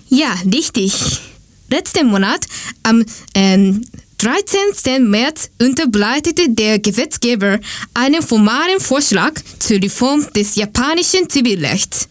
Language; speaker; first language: German; non-native, learner; Japanese